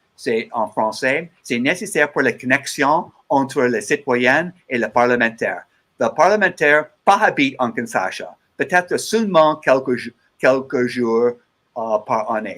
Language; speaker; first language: French; non-native, learner; English